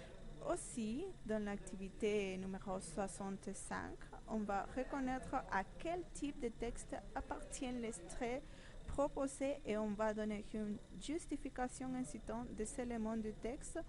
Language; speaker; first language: French; non-native, fluent; Spanish